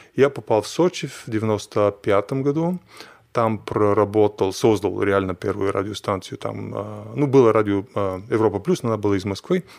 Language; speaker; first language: Russian; non-native, fluent; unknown